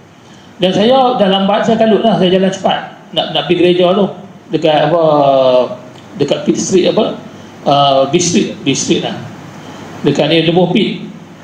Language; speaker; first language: Malay; native; Malay